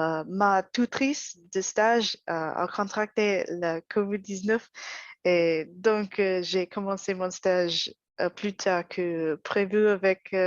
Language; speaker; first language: French; non-native, learner; English